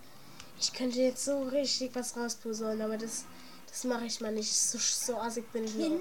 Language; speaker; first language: German; native; German